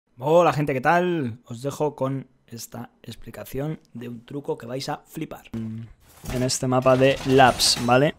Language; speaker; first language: Spanish; native; Spanish